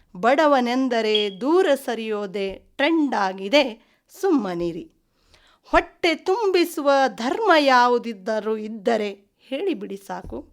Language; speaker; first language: Kannada; non-native, local second language; Lambadi